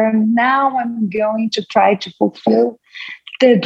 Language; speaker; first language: English; non-native, fluent; Portuguese